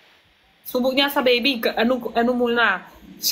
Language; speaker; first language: Filipino; non-native, learner; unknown